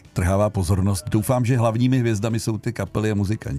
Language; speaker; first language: Czech; native; Czech